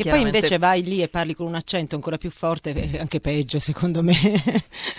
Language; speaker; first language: Italian; native; Italian